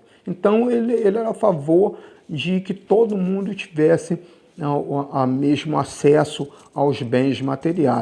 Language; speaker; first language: Portuguese; native; Portuguese